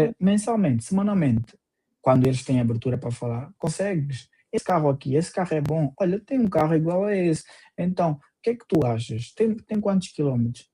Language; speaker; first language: Portuguese; native; Portuguese